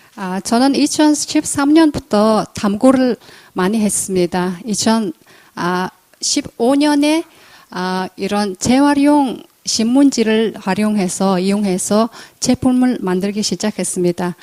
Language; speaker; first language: Korean; non-native, fluent; Mongolian